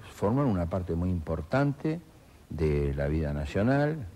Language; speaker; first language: Spanish; native; Spanish